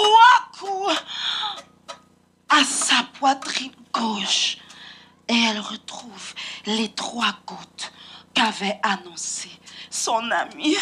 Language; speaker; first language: French; non-native, local second language; Haitian Creole